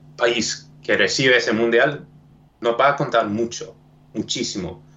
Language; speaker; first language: Spanish; non-native, fluent; English